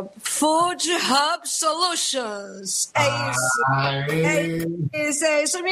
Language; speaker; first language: Portuguese; native; Portuguese